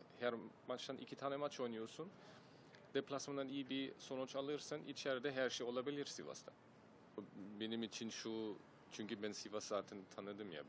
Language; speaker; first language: Turkish; early bilingual, heritage; German